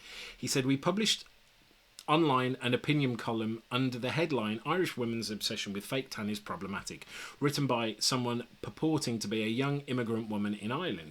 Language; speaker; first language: English; native; English